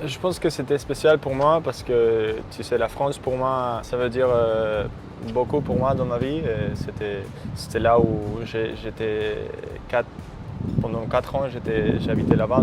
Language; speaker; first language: French; native; French